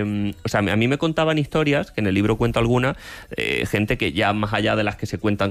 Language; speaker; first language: Spanish; native; Spanish